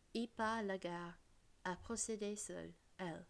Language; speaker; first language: French; non-native, learner; English